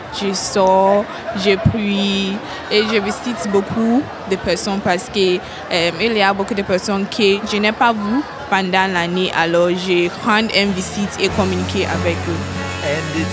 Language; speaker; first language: French; non-native, learner; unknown